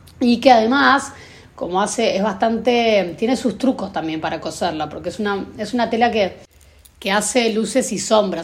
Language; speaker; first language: Spanish; native; Spanish